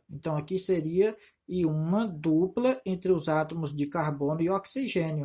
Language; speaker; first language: Portuguese; native; Portuguese